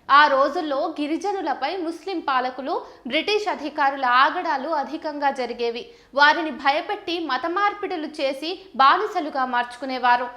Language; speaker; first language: Telugu; native; Telugu